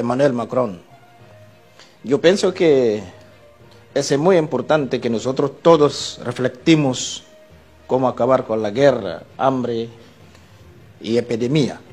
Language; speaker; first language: Spanish; non-native, learner; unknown